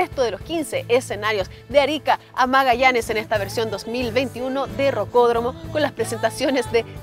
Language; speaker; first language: Spanish; native; Spanish